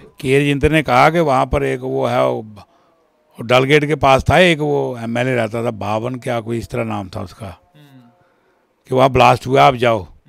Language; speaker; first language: Hindi; non-native, local second language; Kashmiri